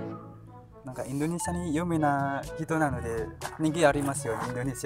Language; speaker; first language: Japanese; non-native, learner; Indonesian